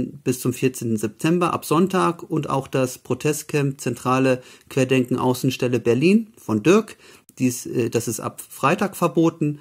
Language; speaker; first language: German; native; German